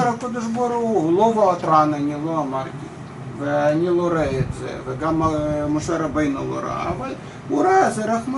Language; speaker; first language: Hebrew; non-native, fluent; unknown